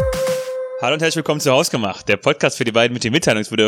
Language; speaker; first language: German; native; German